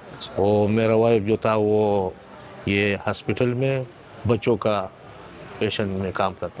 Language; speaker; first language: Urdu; non-native, fluent; Pashto